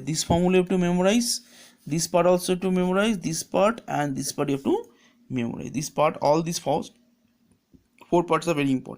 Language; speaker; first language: English; non-native, local second language; Bangla